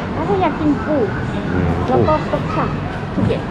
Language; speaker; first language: Korean; non-native, learner; Thai